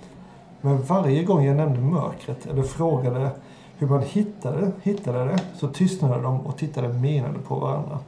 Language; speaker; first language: Swedish; native; Swedish